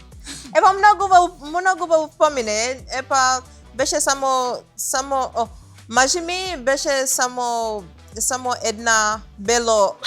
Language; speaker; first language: Macedonian; non-native, learner; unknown